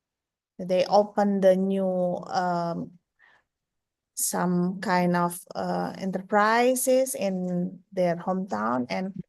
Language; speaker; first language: English; non-native, fluent; Indonesian